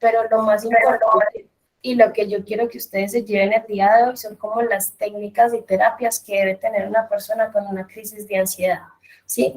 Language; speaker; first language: Spanish; native; Spanish